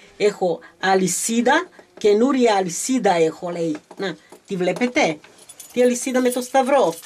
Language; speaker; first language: Greek; early bilingual, heritage; Greek